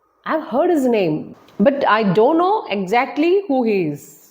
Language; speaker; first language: English; non-native, local second language; Malayalam